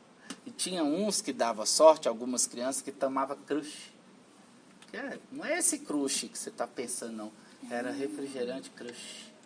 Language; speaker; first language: Portuguese; native; Portuguese